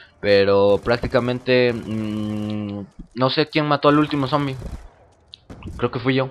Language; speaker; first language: Spanish; native; Spanish